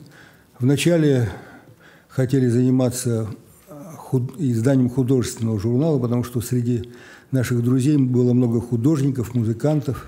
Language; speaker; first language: Russian; native; Russian